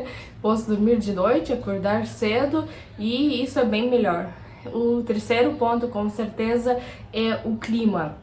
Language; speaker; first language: Portuguese; non-native, fluent; Russian